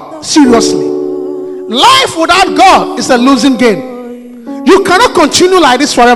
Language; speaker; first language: English; non-native, local second language; Akan